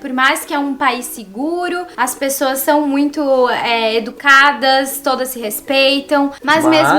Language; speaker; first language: Portuguese; native; Portuguese